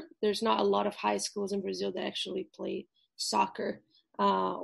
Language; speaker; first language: English; non-native, fluent; Portuguese